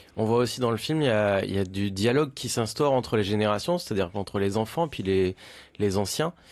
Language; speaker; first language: French; native; French